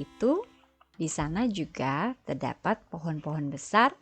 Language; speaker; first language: Indonesian; native; Indonesian